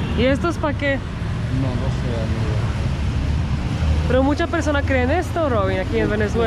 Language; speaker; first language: Spanish; non-native, learner; Polish